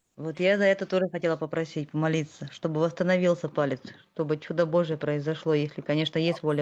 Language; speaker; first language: Russian; native; Russian